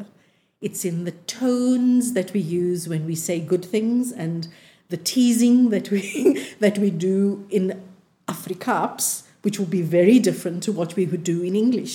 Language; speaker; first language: English; native; English